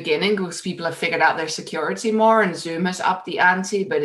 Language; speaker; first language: English; non-native, fluent; Dutch